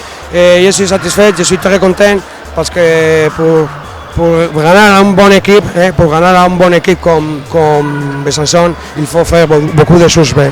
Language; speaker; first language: French; non-native, fluent; Spanish